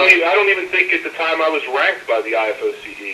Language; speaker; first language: English; native; English